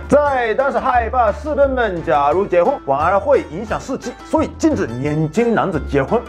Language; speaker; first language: Chinese; non-native, fluent; Japanese